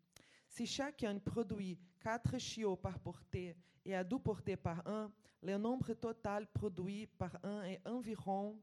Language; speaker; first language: French; non-native, fluent; Portuguese